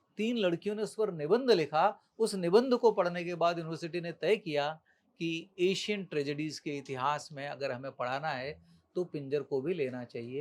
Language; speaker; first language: Hindi; native; Hindi